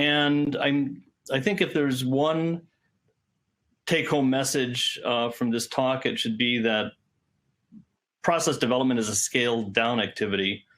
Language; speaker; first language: English; native; English